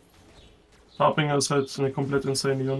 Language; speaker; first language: German; native; German